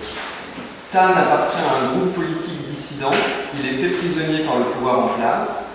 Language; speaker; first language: French; native; French